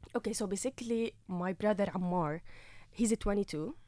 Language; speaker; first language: English; non-native, fluent; Arabic